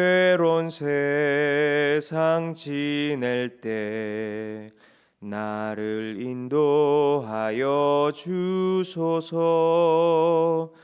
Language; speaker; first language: Korean; native; Korean